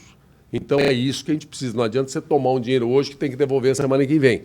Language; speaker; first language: Portuguese; native; Portuguese